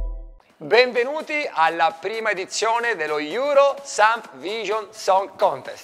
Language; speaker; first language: Italian; native; Italian